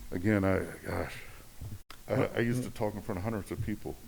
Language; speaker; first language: English; native; English